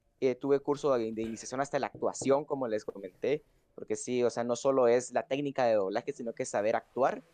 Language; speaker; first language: Spanish; native; Spanish